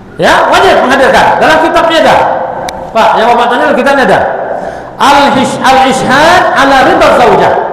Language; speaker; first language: Indonesian; native; Indonesian